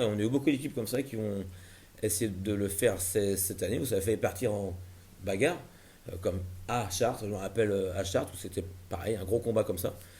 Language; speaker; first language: French; native; French